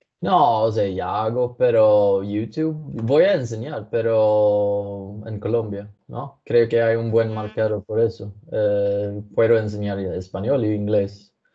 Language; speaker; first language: Spanish; non-native, fluent; Swedish